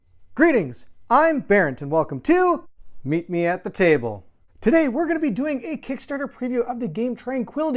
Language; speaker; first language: English; native; English